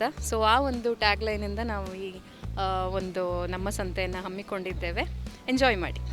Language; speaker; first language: Kannada; native; Kannada